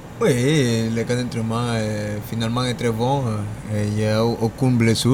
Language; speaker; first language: French; non-native, learner; Spanish